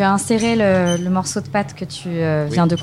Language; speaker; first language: French; native; French